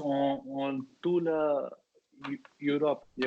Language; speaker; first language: French; non-native, learner; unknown